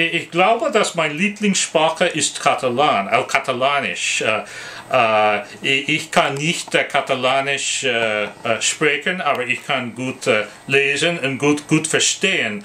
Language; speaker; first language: German; non-native, learner; English